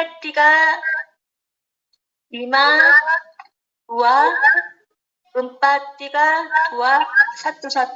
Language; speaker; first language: Korean; non-native, learner; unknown